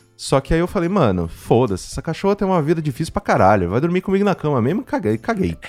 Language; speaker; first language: Portuguese; native; Portuguese